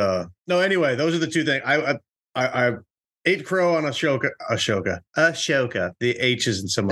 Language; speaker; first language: English; native; English